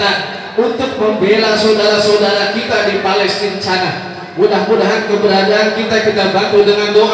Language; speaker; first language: Indonesian; native; Indonesian